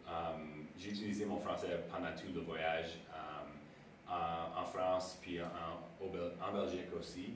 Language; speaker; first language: French; non-native, local second language; English